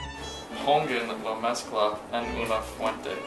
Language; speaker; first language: Spanish; non-native, learner; English